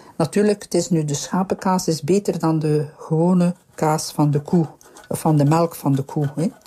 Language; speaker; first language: Dutch; native; Dutch